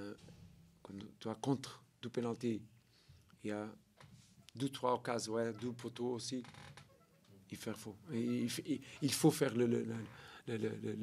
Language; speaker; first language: French; non-native, learner; Portuguese